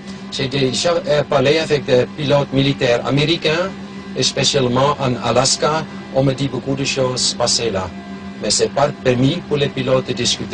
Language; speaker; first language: French; non-native, local second language; German